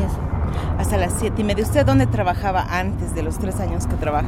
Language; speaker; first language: Spanish; native; Spanish